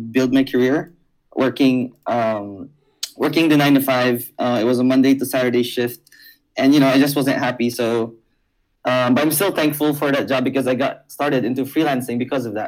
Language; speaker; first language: English; non-native, local second language; Hiligaynon